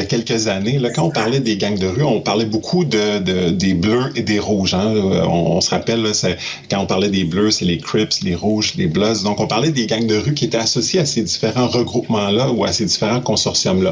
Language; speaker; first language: French; native; French